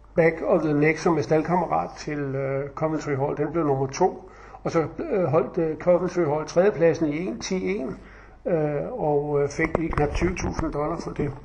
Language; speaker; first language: Danish; native; Danish